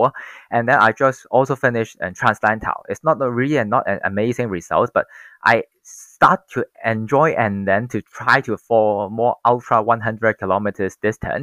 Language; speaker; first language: English; non-native, local second language; Cantonese